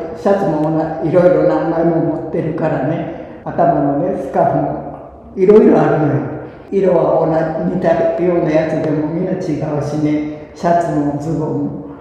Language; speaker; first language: Japanese; early bilingual, other home language; Korean